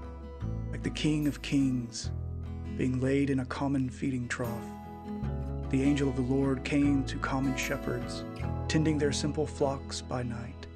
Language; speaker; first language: English; native; English